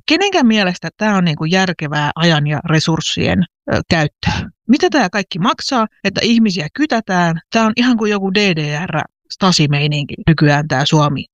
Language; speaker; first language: Finnish; native; Finnish